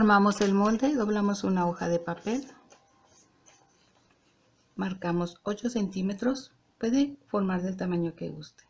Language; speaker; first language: Spanish; native; Spanish